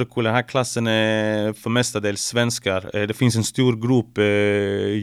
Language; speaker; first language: Swedish; early bilingual, other home language; Spanish